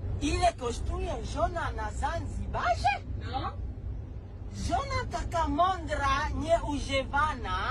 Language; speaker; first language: Polish; non-native, learner; Swahili